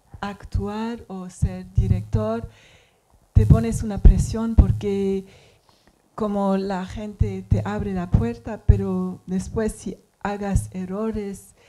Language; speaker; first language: Spanish; non-native, learner; English